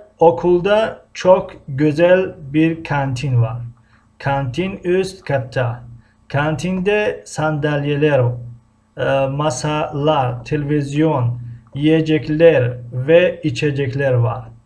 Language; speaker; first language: Turkish; non-native, fluent; Tajik